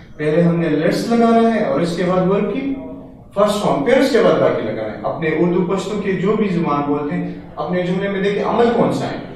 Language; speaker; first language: Urdu; non-native, local second language; Pashto